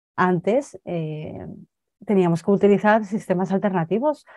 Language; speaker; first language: Spanish; native; Spanish